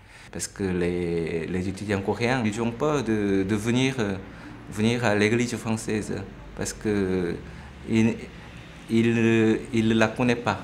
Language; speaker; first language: French; non-native, fluent; Korean